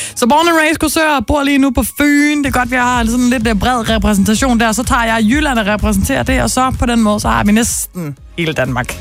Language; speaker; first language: Danish; native; Danish